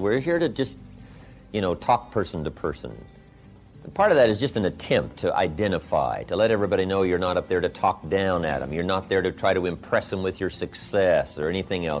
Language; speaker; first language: English; native; English